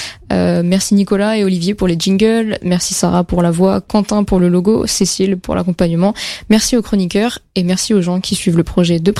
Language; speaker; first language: French; native; French